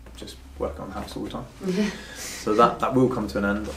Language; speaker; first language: English; native; English